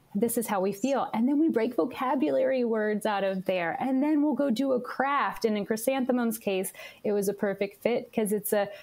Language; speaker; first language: English; native; English